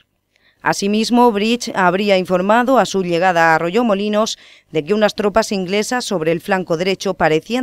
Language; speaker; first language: Spanish; native; Spanish